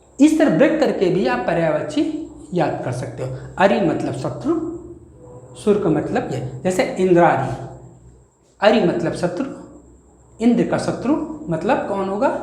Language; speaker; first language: Hindi; native; Hindi